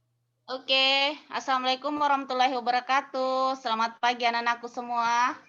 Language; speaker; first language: Indonesian; non-native, local second language; Buginese